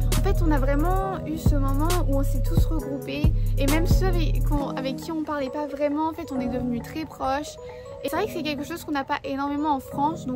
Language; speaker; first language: French; native; French